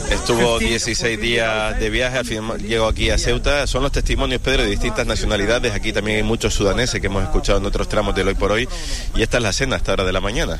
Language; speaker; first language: Spanish; native; Spanish